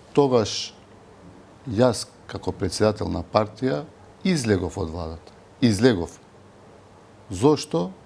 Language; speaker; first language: Macedonian; non-native, local second language; Albanian